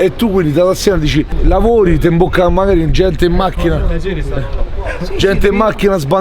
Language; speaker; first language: Italian; native; Italian